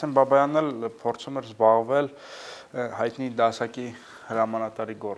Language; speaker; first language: Armenian; native; Armenian